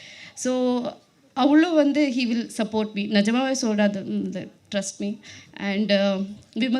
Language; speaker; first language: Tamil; non-native, learner; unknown